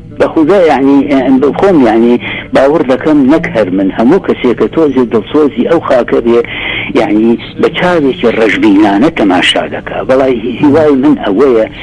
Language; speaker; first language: Central Kurdish; native; Central Kurdish